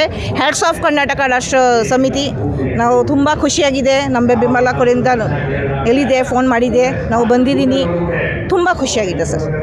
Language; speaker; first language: Kannada; non-native, local second language; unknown